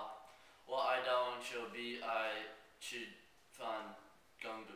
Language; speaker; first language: Chinese; non-native, learner; English